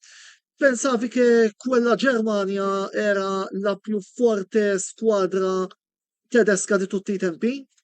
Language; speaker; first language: Italian; non-native, fluent; Maltese